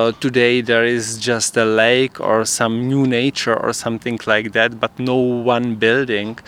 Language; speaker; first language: English; non-native, fluent; Czech